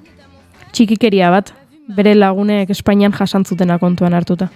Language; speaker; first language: Basque; native; Basque